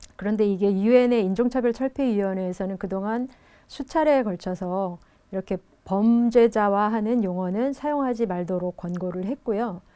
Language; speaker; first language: Korean; native; Korean